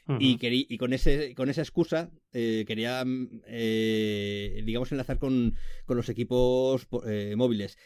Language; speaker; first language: Spanish; native; Spanish